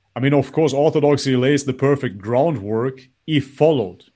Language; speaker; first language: English; non-native, fluent; Macedonian